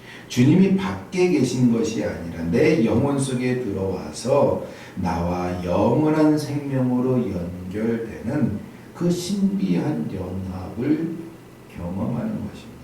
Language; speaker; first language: Korean; native; Korean